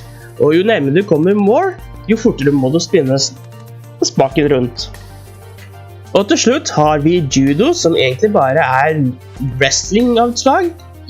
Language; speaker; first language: Norwegian; native; Norwegian